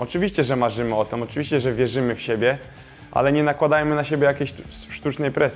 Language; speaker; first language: Polish; native; Polish